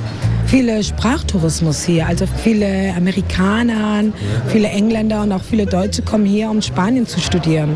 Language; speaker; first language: German; non-native, fluent; Spanish